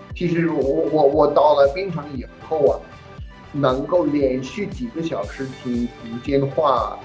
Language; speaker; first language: Chinese; non-native, fluent; English